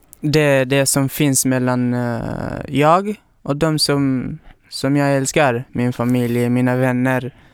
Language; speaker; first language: Swedish; non-native, fluent; Persian